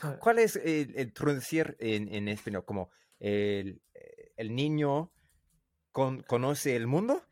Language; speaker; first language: Spanish; non-native, learner; English